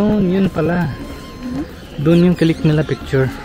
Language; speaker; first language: Filipino; non-native, learner; Hindi